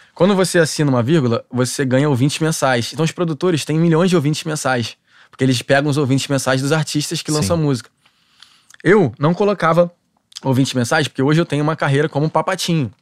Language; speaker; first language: Portuguese; native; Portuguese